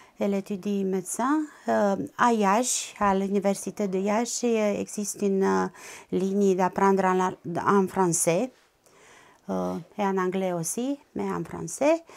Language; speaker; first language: French; non-native, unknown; Romanian